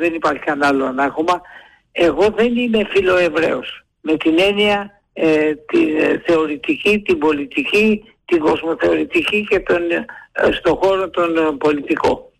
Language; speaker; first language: Greek; native; Greek